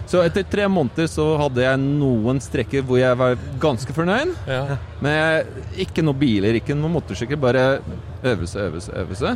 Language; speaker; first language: Norwegian; non-native, fluent; Polish